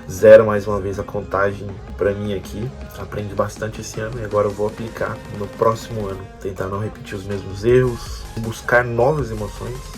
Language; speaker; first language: Portuguese; native; Portuguese